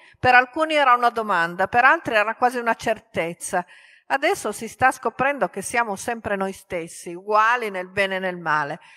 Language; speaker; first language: Italian; native; Italian